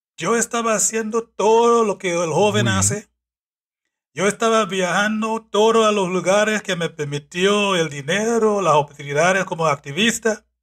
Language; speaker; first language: Spanish; non-native, fluent; English